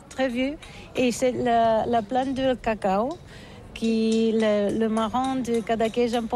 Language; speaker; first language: French; non-native, learner; Catalan